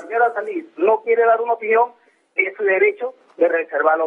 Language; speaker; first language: Spanish; native; Spanish